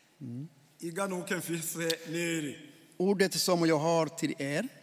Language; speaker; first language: Swedish; non-native, learner; Rundi